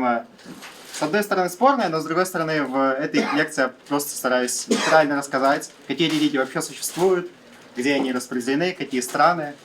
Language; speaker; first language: Russian; native; Russian